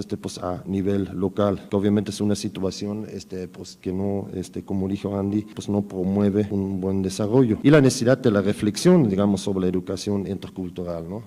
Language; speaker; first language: Spanish; native; Spanish